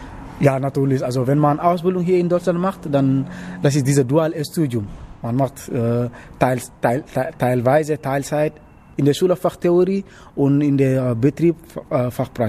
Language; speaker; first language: German; non-native, learner; Wolof